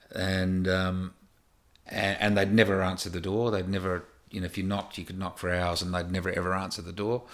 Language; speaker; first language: English; native; English